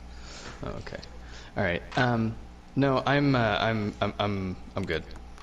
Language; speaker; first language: English; native; English